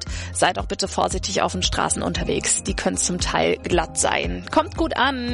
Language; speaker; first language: German; native; German